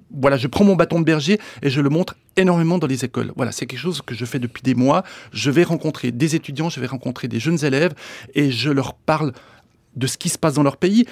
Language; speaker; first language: French; early bilingual, other home language; Spanish